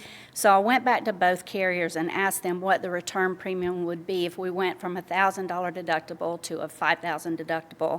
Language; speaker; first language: English; native; English